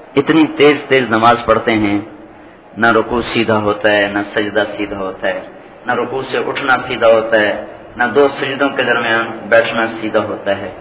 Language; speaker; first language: Urdu; non-native, local second language; Punjabi